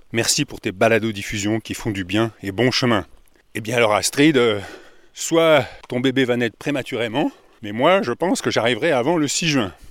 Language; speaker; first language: French; native; French